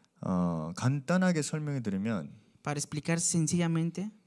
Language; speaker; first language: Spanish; non-native, learner; Korean